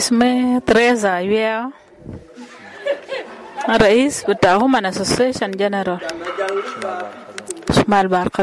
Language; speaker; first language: Arabic; non-native, local second language; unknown